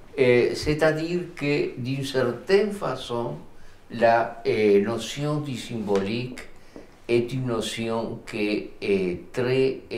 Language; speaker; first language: French; non-native, fluent; Spanish